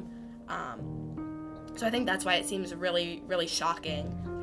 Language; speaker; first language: English; native; English